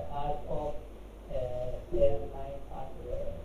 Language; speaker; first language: German; non-native, learner; Hindi